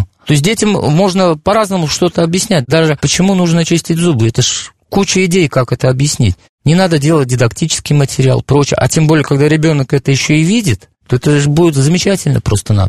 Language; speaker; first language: Russian; native; Russian